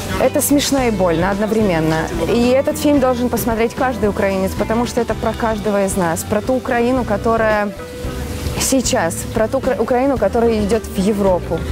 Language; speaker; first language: Russian; native; Russian